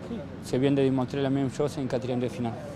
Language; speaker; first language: French; non-native, fluent; Spanish